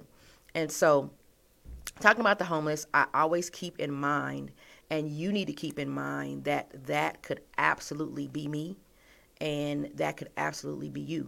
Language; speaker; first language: English; native; English